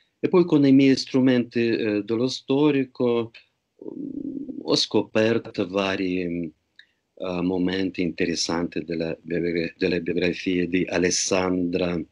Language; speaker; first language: Italian; non-native, fluent; Russian